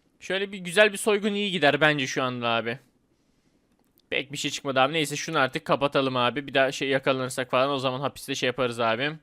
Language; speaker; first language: Turkish; native; Turkish